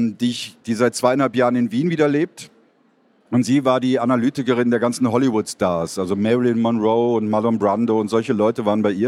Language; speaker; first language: German; native; German